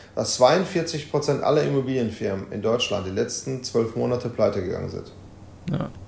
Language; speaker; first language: German; native; German